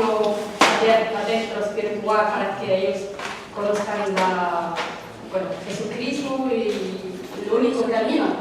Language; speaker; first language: Spanish; non-native, learner; Arabic